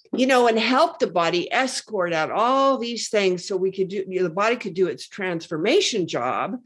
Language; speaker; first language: English; native; English